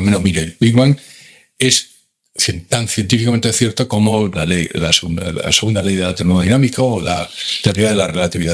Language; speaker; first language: Spanish; native; Spanish